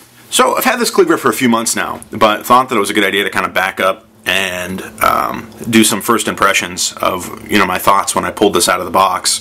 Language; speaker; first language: English; native; English